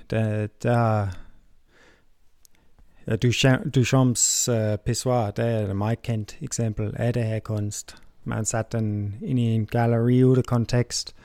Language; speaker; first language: Danish; non-native, fluent; English